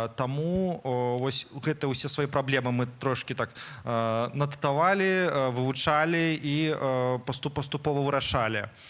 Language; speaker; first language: Belarusian; native; Belarusian